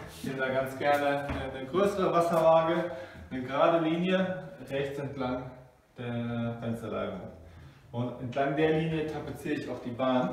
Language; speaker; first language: German; native; German